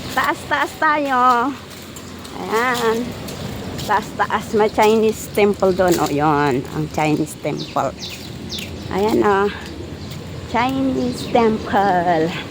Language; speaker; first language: Filipino; non-native, local second language; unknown